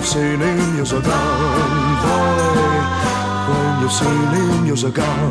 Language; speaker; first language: Italian; native; Italian